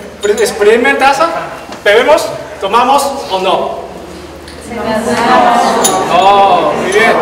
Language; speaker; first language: Spanish; non-native, learner; Chinese